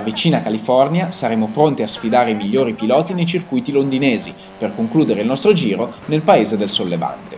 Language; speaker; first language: Italian; native; Italian